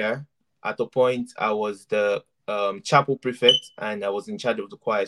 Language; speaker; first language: English; non-native, local second language; Yoruba